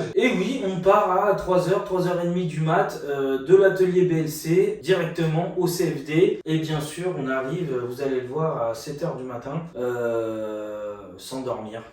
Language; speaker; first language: French; native; French